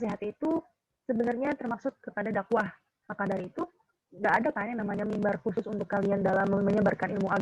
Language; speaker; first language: Indonesian; native; Indonesian